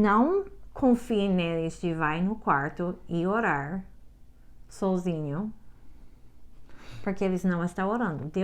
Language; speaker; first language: Portuguese; non-native, learner; English